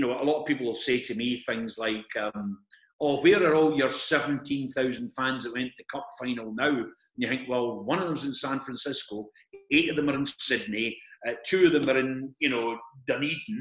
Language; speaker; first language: English; native; English